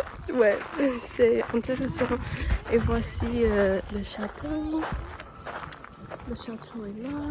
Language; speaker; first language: French; non-native, learner; English